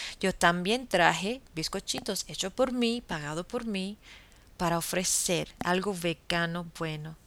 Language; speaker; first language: Spanish; non-native, fluent; English